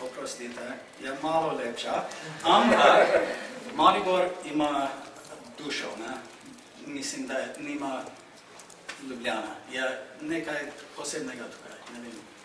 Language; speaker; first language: Slovenian; non-native, fluent; English